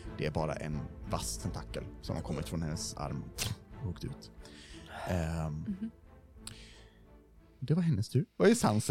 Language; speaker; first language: Swedish; native; Swedish